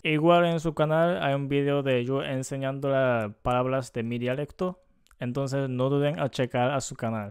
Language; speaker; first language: Spanish; non-native, fluent; Japanese